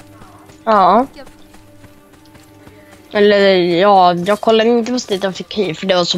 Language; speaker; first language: Swedish; native; Swedish